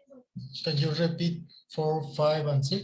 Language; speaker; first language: English; non-native, learner; Spanish